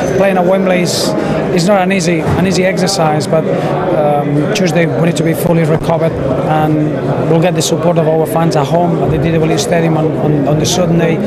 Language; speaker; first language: English; non-native, fluent; Spanish